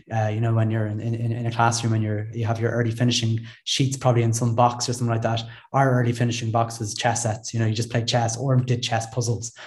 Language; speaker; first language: English; native; English